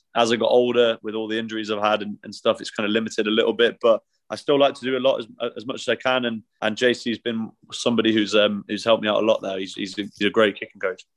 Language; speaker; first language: English; native; English